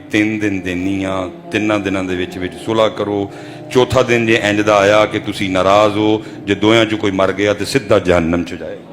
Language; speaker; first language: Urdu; non-native, local second language; Punjabi